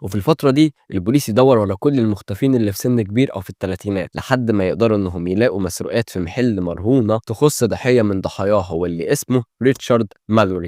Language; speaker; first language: Arabic; native; Arabic